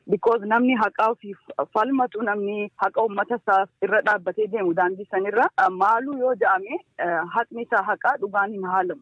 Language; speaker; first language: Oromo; early bilingual, heritage; Oromo